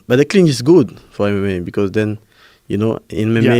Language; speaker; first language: English; non-native, fluent; French